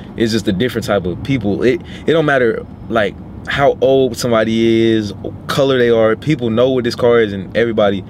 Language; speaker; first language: English; native; English